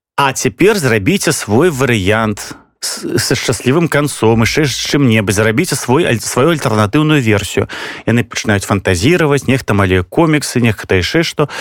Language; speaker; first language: Belarusian; native; Belarusian